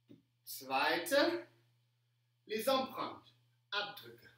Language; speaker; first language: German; non-native, fluent; French